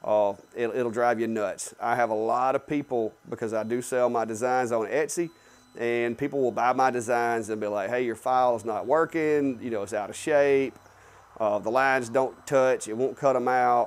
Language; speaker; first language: English; native; English